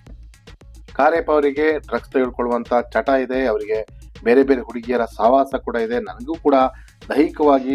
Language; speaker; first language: Kannada; native; Kannada